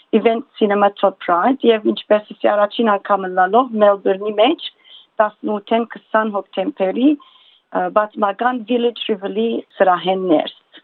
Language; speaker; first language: Armenian; early bilingual, heritage; Armenian